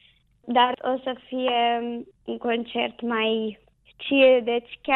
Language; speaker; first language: Romanian; non-native, local second language; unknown